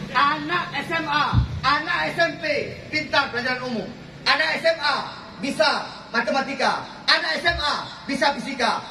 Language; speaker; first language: Malay; non-native, local second language; Achinese